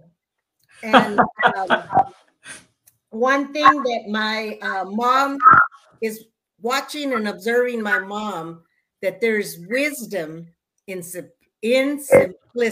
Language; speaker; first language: English; early bilingual, other home language; Spanish